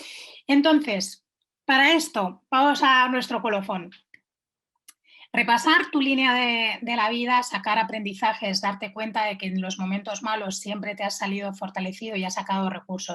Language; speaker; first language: Spanish; native; Spanish